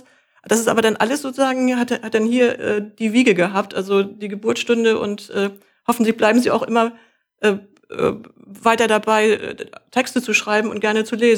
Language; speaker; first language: German; native; German